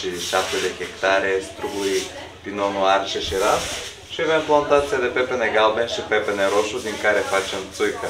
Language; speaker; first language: Romanian; non-native, learner; Bulgarian